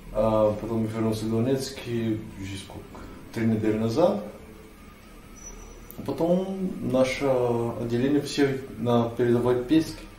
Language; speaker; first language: Russian; non-native, learner; Portuguese